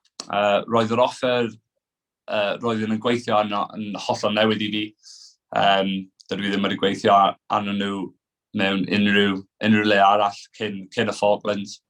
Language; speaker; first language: Welsh; non-native, local second language; English